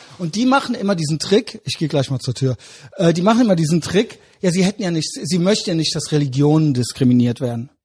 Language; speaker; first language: German; native; German